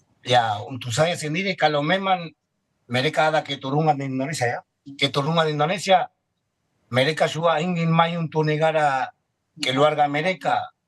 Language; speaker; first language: Indonesian; non-native, fluent; Spanish